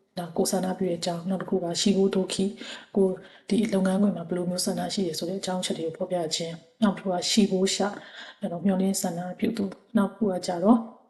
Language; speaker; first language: Burmese; native; Burmese